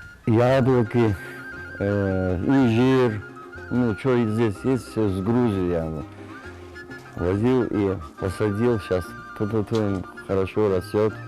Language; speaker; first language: Russian; non-native, local second language; Georgian